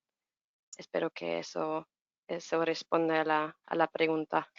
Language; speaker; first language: Spanish; non-native, fluent; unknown